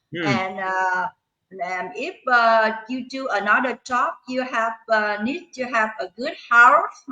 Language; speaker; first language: English; non-native, learner; Vietnamese